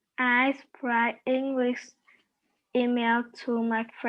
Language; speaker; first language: English; non-native, learner; Vietnamese